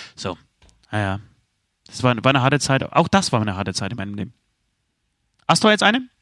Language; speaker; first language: German; early bilingual, other home language; Polish